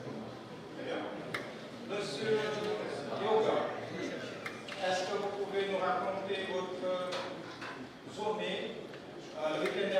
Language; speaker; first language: French; non-native, fluent; Indonesian